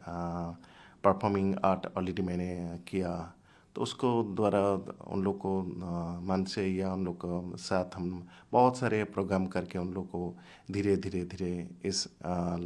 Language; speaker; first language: Hindi; non-native, local second language; Assamese